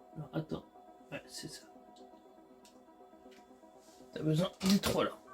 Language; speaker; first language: French; native; French